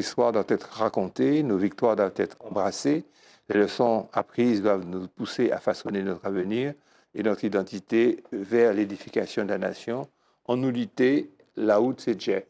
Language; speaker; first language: French; native; French